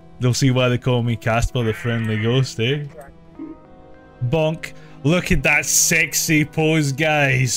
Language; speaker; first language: English; native; English